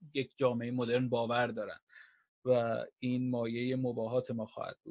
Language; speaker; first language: Persian; native; Persian